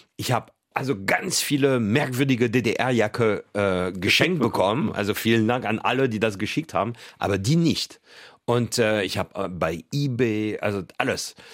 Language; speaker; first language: German; non-native, fluent; French